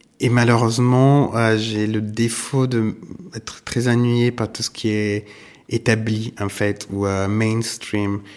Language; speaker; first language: French; non-native, fluent; Italian